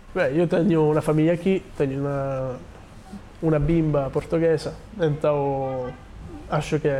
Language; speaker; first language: Portuguese; non-native, learner; Italian